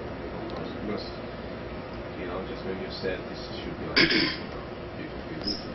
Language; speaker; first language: English; non-native, learner; Vietnamese